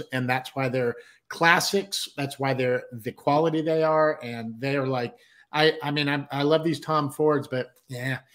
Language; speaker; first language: English; native; English